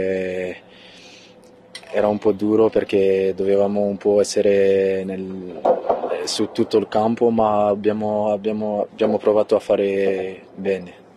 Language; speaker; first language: Italian; non-native, fluent; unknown